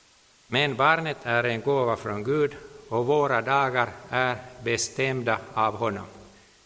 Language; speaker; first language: Swedish; non-native, local second language; Finnish